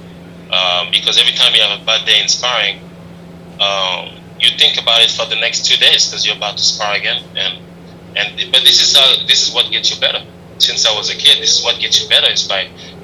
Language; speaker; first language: English; non-native, fluent; French